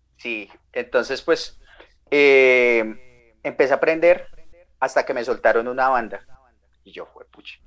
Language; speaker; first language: Spanish; native; Spanish